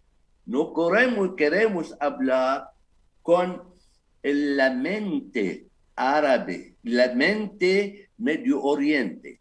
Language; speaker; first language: Spanish; non-native, fluent; Arabic